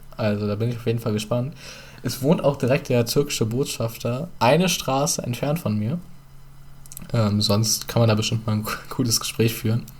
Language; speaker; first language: German; early bilingual, other home language; Turkish